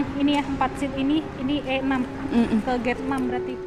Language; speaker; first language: Indonesian; native; Indonesian